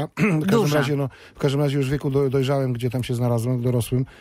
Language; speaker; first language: Polish; native; Polish